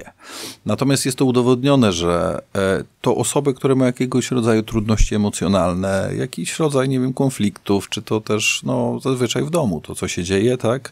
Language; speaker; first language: Polish; native; Polish